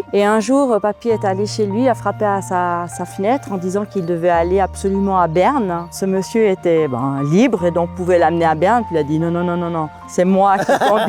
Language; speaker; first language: French; native; French